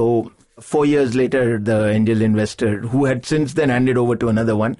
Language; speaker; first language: English; non-native, local second language; Bangla